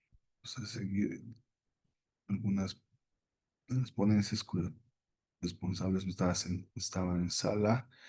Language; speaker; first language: Spanish; native; Spanish